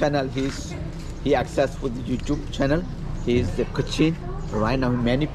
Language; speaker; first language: English; non-native, learner; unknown